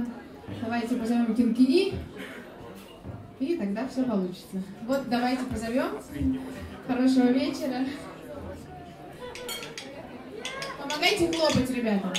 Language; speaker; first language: Russian; native; Russian